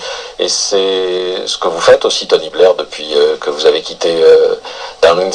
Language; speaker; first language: French; native; French